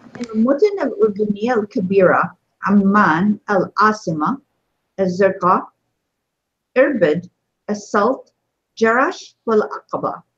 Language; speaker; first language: Arabic; non-native, fluent; English